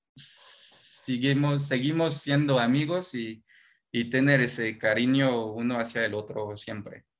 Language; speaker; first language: Spanish; non-native, fluent; French